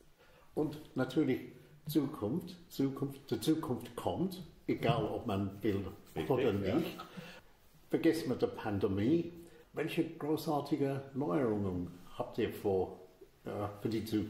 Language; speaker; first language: German; non-native, fluent; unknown